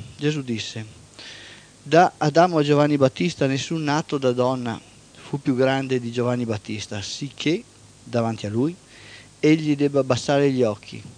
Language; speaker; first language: Italian; native; Italian